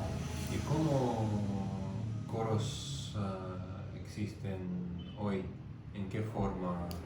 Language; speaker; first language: Spanish; non-native, fluent; Russian